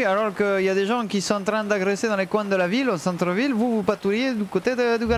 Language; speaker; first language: French; native; French